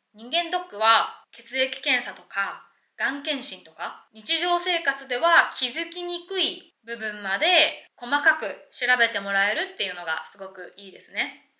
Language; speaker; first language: Japanese; native; Japanese